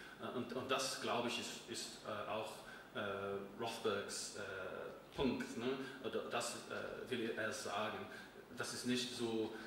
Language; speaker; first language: German; non-native, fluent; English